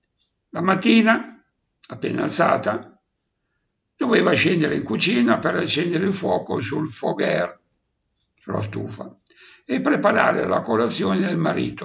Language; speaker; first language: Italian; native; Italian